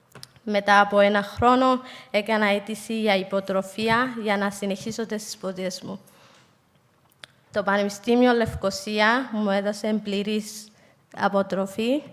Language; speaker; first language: Greek; non-native, fluent; Somali